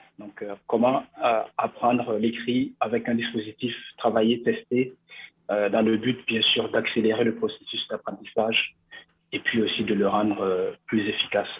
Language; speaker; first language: French; non-native, local second language; Mossi